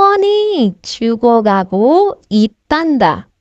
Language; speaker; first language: Korean; non-native, fluent; Indonesian